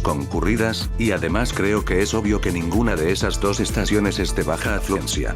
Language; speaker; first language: Spanish; native; Spanish